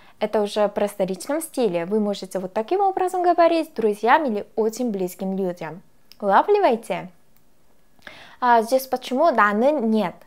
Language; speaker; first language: Russian; non-native, fluent; Korean